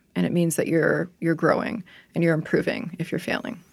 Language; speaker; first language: English; native; English